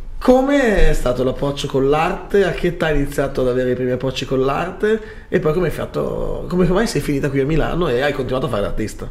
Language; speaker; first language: Italian; native; Italian